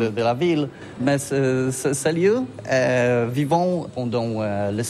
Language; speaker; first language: French; non-native, learner; Polish